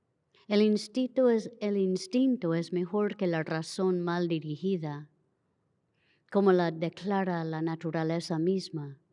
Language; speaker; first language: Spanish; native; Spanish